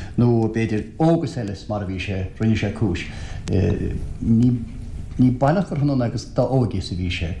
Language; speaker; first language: Irish; native; Irish